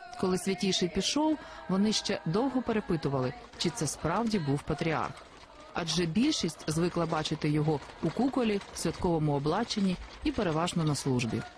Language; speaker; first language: Ukrainian; native; Ukrainian